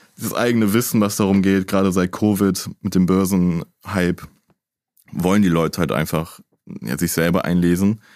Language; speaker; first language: German; native; German